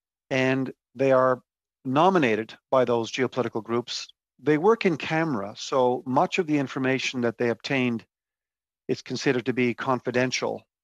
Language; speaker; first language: English; native; English